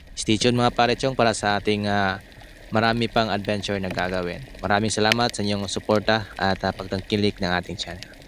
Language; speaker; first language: Filipino; non-native, local second language; Cebuano